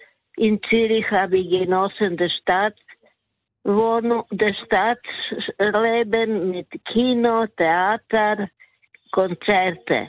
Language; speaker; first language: German; non-native, learner; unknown